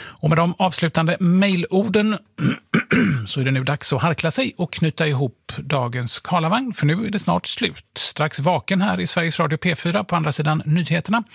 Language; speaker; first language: Swedish; native; Swedish